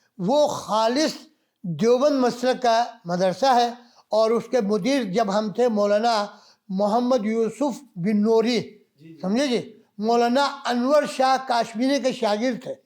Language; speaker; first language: Urdu; non-native, local second language; Balti